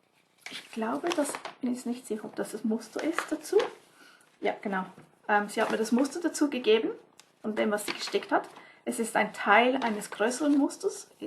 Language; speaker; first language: German; non-native, fluent; English